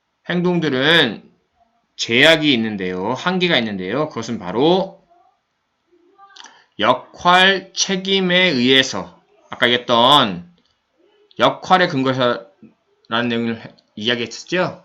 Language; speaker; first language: Korean; native; Korean